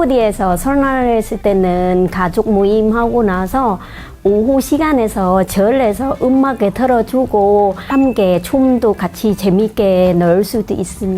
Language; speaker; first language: Korean; non-native, fluent; Khmer